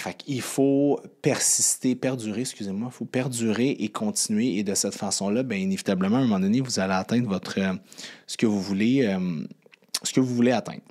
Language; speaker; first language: French; native; French